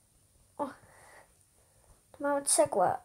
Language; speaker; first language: Polish; early bilingual, heritage; Polish